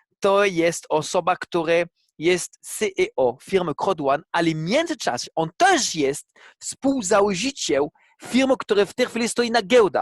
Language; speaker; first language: Polish; non-native, fluent; French